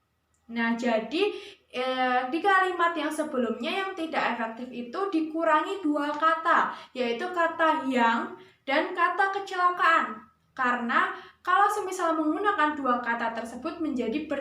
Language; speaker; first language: Indonesian; native; Indonesian